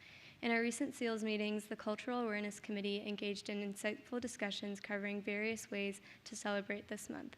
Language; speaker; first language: English; native; English